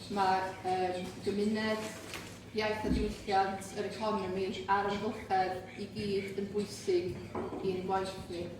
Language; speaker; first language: Welsh; native; Welsh